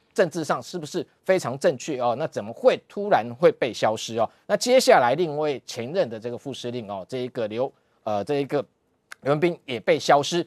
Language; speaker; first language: Chinese; native; Chinese